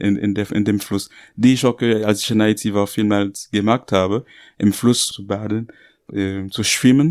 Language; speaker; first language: German; non-native, learner; Haitian Creole